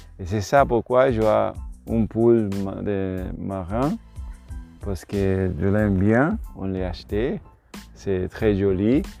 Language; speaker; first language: French; non-native, learner; Spanish